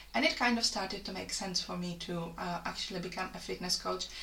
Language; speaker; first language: English; non-native, fluent; Czech